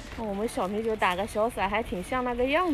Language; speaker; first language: Chinese; native; Chinese